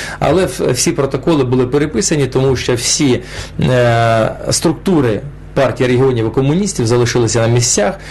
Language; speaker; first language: Ukrainian; non-native, local second language; Russian